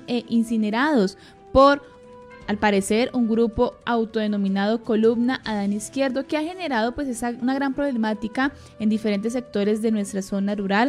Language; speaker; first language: Spanish; native; Spanish